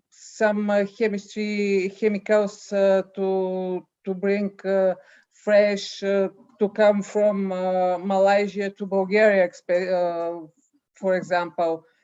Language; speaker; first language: English; non-native, learner; Bulgarian